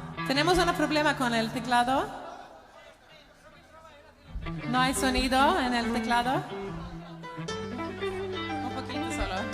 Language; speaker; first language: Spanish; non-native, learner; Swedish